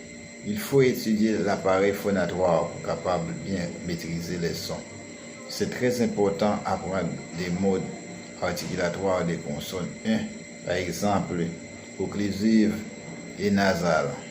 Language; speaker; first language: French; non-native, learner; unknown